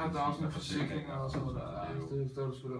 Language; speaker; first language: Danish; native; Danish